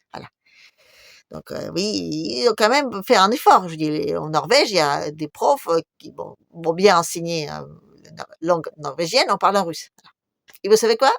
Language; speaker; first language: French; non-native, fluent; Russian